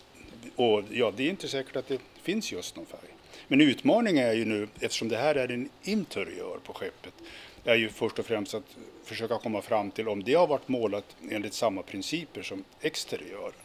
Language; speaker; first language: Swedish; native; Swedish